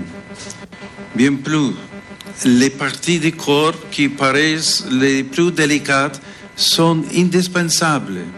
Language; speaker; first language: French; non-native, fluent; English